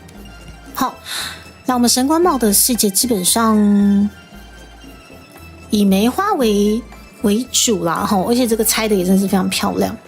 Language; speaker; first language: Chinese; native; Chinese